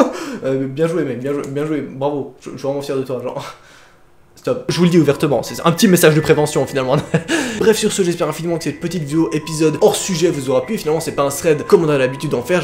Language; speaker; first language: French; native; French